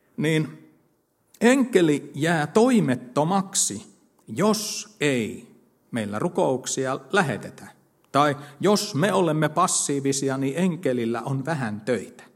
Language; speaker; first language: Finnish; native; Finnish